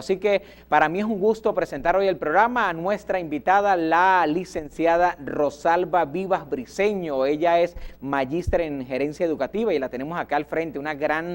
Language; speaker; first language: Spanish; native; Spanish